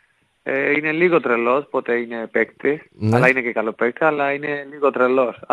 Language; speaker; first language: Greek; non-native, fluent; Spanish